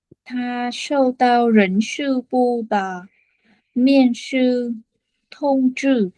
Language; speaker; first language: Chinese; non-native, learner; Vietnamese